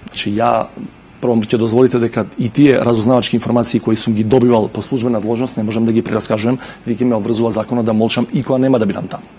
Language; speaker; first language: Macedonian; native; Macedonian